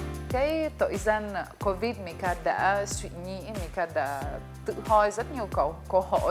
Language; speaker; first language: Vietnamese; non-native, fluent; Russian